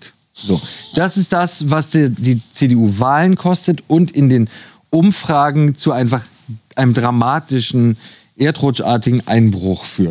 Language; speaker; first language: German; native; German